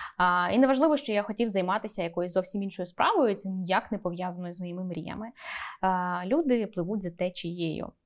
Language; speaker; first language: Ukrainian; native; Ukrainian